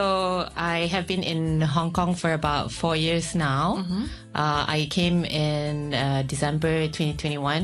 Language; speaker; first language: English; non-native, local second language; Malay